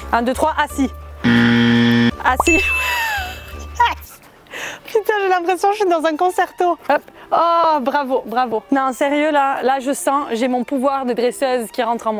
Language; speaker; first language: French; native; French